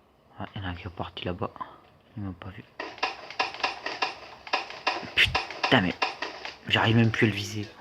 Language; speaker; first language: French; native; French